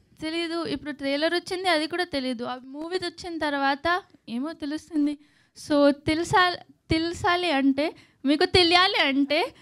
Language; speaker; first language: Telugu; non-native, learner; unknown